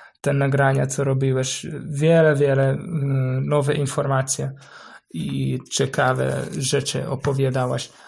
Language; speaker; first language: Polish; non-native, learner; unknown